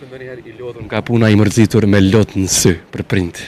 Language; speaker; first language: Albanian; native; Albanian